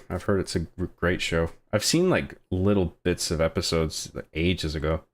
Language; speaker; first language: English; native; English